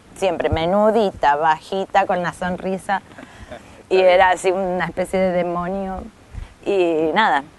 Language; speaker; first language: Spanish; native; Spanish